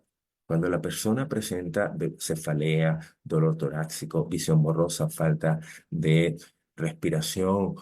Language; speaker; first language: Spanish; native; Spanish